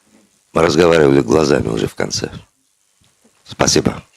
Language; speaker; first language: Russian; non-native, local second language; Uzbek